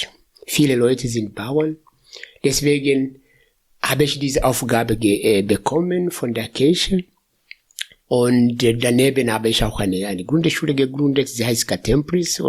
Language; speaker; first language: German; non-native, fluent; Swahili